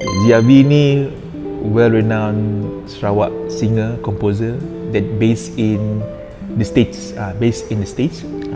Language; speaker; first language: English; non-native, local second language; Malay